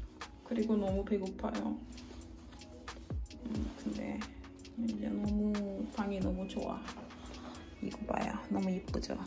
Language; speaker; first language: Korean; non-native, fluent; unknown